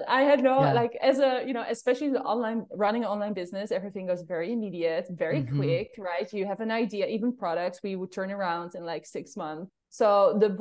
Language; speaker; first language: English; non-native, fluent; Dutch